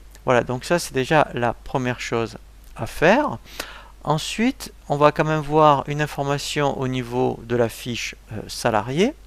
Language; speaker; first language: French; native; French